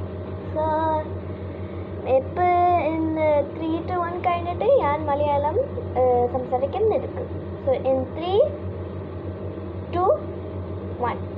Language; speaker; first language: Malayalam; early bilingual, heritage; Malayalam